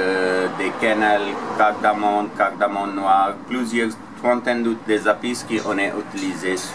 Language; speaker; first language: French; non-native, learner; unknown